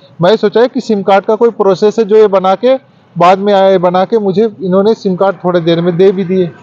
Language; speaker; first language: Hindi; native; Hindi